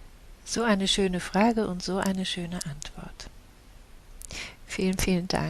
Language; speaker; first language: German; native; German